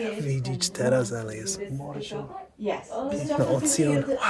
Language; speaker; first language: Polish; non-native, learner; English